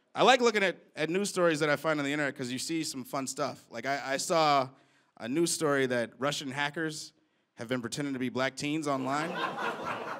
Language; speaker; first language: English; native; English